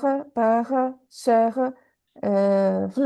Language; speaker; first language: French; non-native, fluent; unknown